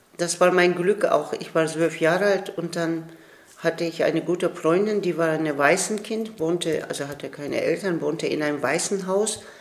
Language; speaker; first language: German; non-native, fluent; Turkish